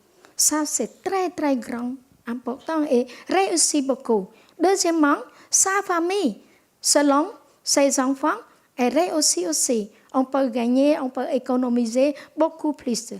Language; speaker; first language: French; non-native, local second language; Khmer